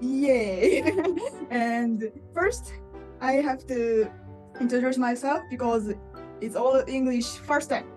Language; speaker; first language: English; non-native, learner; Japanese